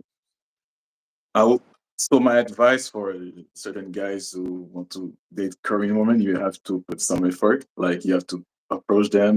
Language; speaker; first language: English; non-native, local second language; French